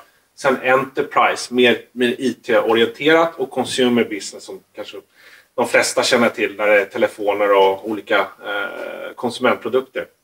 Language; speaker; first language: Swedish; native; Swedish